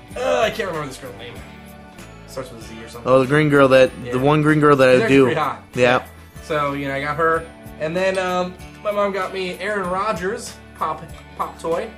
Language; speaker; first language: English; native; English